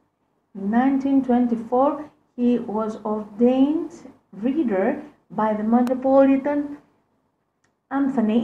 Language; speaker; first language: English; non-native, fluent; Greek